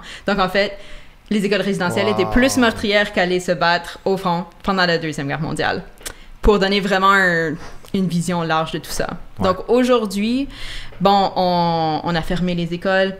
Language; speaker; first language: French; native; French